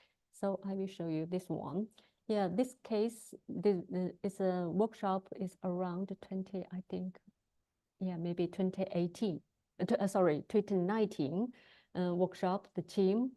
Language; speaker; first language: English; non-native, learner; Chinese